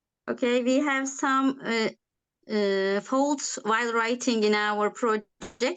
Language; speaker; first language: English; non-native, learner; Turkish